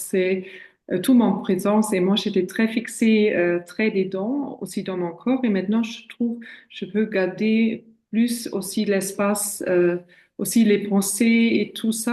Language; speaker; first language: French; non-native, fluent; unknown